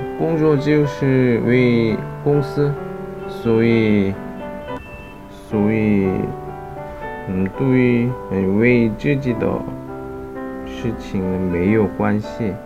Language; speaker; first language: Chinese; non-native, learner; Korean